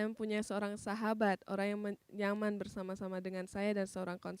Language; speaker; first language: Indonesian; native; Indonesian